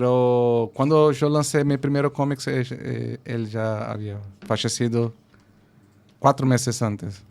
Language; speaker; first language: Spanish; non-native, fluent; Portuguese